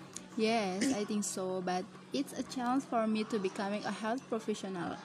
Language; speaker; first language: English; non-native, learner; Indonesian